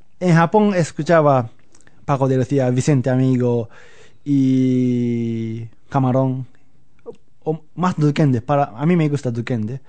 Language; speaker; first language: Spanish; non-native, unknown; Japanese